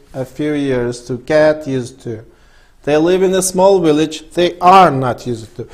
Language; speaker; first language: English; non-native, fluent; Kazakh